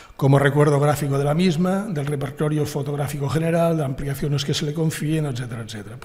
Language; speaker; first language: Spanish; non-native, local second language; Catalan